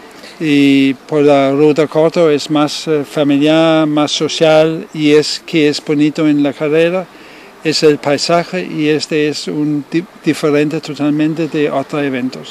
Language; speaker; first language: Spanish; non-native, learner; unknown